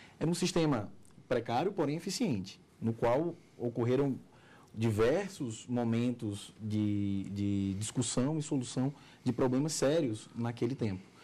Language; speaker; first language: Portuguese; native; Portuguese